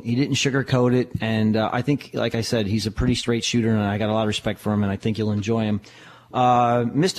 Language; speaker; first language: English; native; English